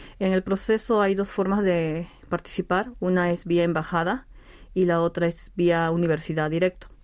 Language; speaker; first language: Spanish; native; Spanish